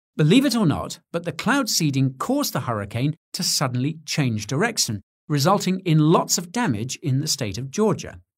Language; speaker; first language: English; native; English